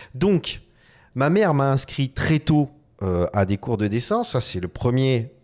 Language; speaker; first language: French; native; French